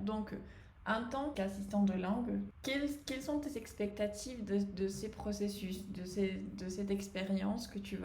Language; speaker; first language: French; non-native, fluent; Spanish